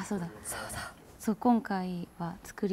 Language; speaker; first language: Japanese; native; Japanese